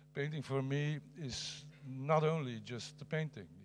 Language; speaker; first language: English; non-native, fluent; Dutch